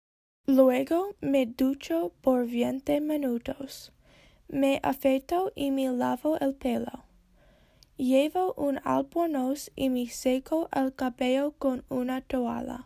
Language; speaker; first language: Spanish; non-native, learner; English